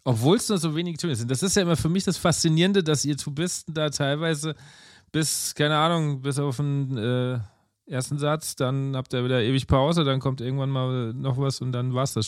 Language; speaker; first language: German; native; German